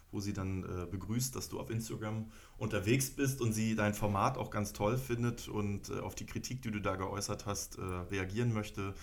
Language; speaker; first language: German; native; German